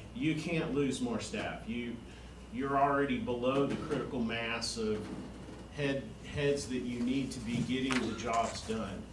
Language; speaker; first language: English; native; English